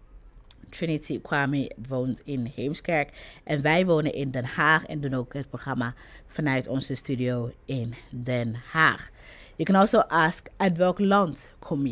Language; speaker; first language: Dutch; non-native, fluent; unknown